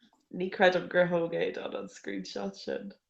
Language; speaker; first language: Irish; non-native, local second language; English